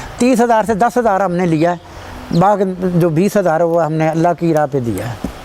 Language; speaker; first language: Urdu; non-native, local second language; Punjabi